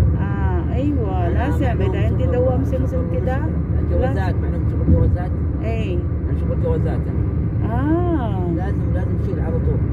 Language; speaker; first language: Arabic; non-native, learner; Filipino